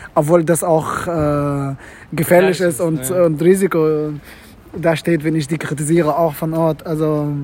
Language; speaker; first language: German; non-native, fluent; Arabic